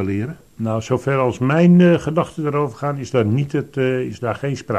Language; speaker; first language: Dutch; native; Dutch